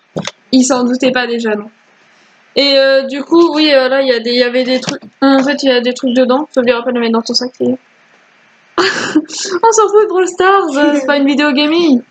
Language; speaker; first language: French; native; French